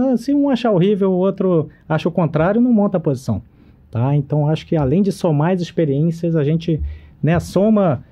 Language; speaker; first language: Portuguese; native; Portuguese